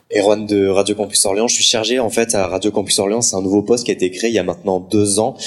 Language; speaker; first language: French; native; French